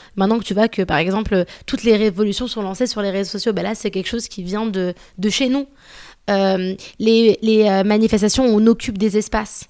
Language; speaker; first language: French; early bilingual, other home language; Arabic